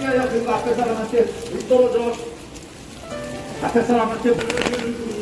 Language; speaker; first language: Korean; native; Korean